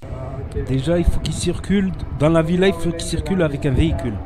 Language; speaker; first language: French; native; French